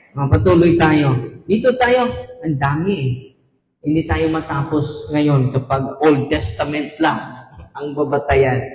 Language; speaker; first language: Filipino; non-native, local second language; Cebuano